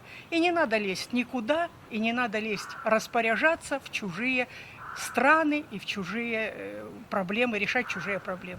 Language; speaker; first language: Russian; native; Russian